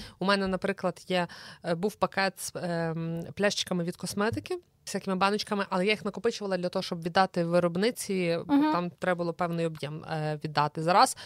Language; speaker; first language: Ukrainian; native; Ukrainian